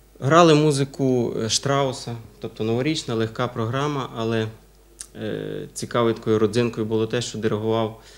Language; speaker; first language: Ukrainian; native; Ukrainian